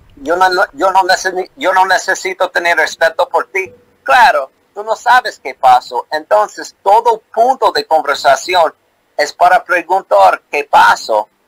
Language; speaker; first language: Spanish; non-native, learner; English